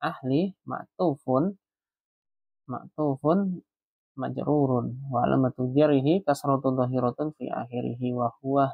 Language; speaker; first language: Arabic; non-native, fluent; Indonesian